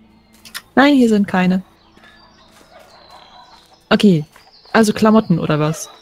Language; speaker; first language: German; native; German